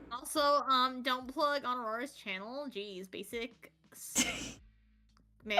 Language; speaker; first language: English; native; English